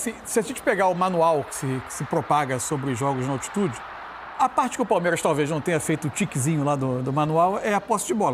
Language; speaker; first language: Portuguese; native; Portuguese